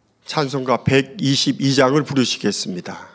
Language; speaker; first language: Korean; native; Korean